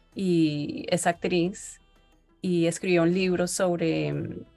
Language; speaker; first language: Spanish; early bilingual, heritage; Spanish